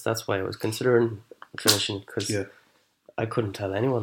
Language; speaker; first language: English; native; English